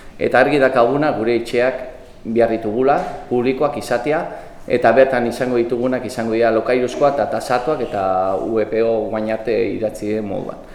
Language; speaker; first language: Basque; native; Basque